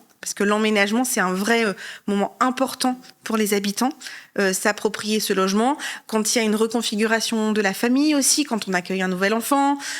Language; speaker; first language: French; native; French